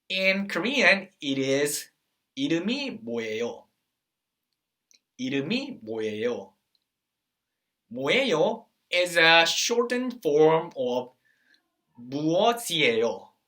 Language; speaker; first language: Korean; non-native, fluent; English